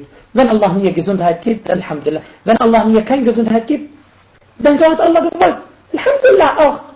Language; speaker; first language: German; non-native, fluent; Arabic